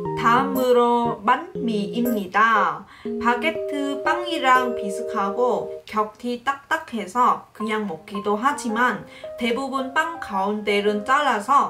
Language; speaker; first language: Korean; non-native, local second language; Vietnamese